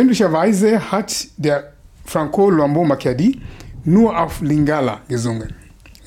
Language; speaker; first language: German; non-native, fluent; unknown